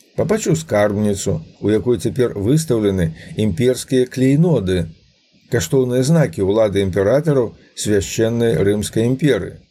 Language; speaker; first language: Belarusian; native; Belarusian